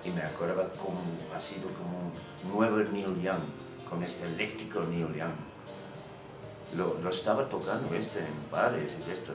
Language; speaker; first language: Spanish; non-native, fluent; English